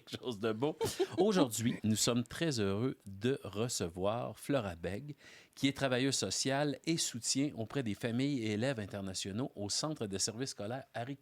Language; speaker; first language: French; native; French